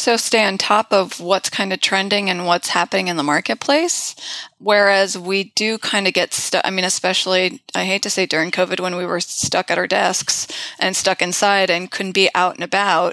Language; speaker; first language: English; native; English